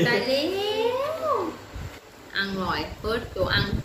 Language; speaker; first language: Vietnamese; non-native, learner; Thai